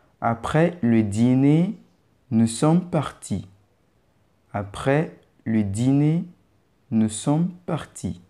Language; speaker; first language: French; non-native, fluent; English